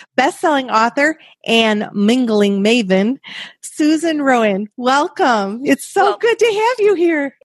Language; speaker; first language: English; native; English